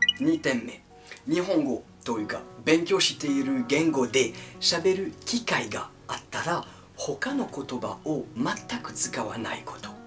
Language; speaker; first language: Japanese; non-native, fluent; French